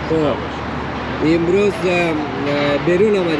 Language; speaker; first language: Persian; native; Persian